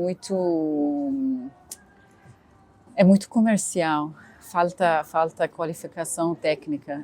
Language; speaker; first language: Portuguese; non-native, fluent; Arabic